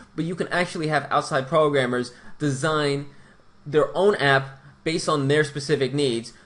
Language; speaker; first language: English; non-native, fluent; Portuguese